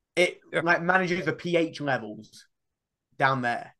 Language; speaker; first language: English; native; English